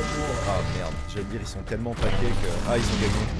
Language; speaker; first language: French; native; French